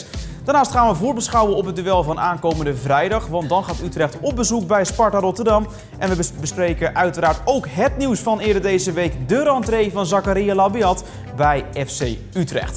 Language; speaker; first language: Dutch; native; Dutch